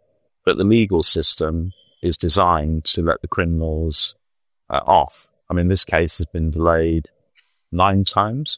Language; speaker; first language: English; native; English